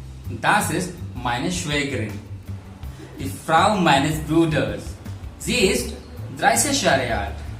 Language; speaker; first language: German; non-native, fluent; Hindi